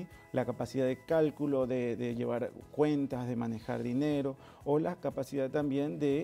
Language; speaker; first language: Spanish; native; Spanish